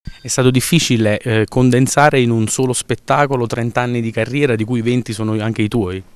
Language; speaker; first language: Italian; native; Italian